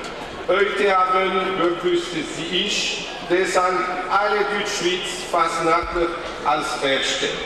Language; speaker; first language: German; non-native, learner; French